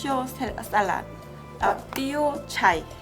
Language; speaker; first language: Russian; non-native, learner; Kazakh